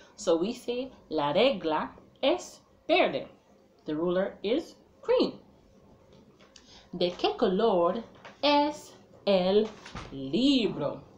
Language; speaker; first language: Spanish; non-native, learner; English